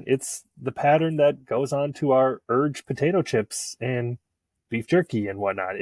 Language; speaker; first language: English; native; English